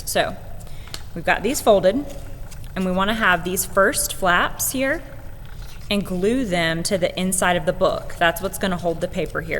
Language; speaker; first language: English; native; English